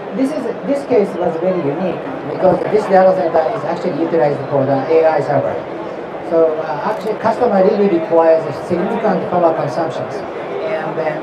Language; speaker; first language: English; non-native, fluent; Japanese